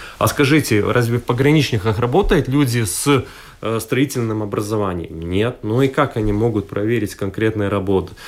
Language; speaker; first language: Russian; non-native, local second language; Latvian